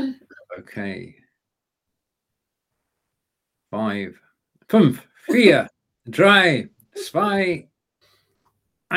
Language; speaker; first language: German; non-native, learner; English